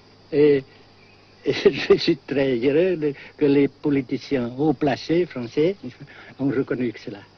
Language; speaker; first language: French; non-native, fluent; Vietnamese